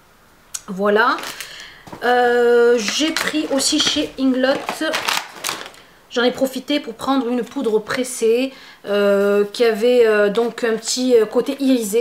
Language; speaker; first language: French; native; French